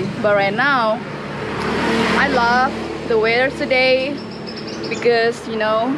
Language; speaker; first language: English; non-native, learner; Indonesian